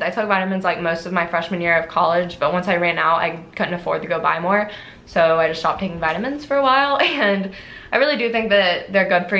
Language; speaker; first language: English; native; English